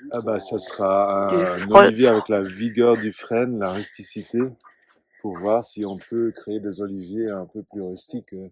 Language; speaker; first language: French; native; French